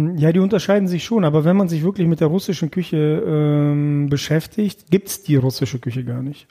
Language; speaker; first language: German; early bilingual, other home language; Russian